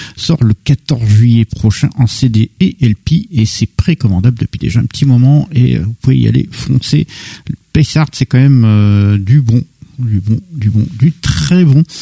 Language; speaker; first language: French; native; French